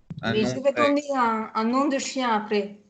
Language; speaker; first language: French; non-native, fluent; Hungarian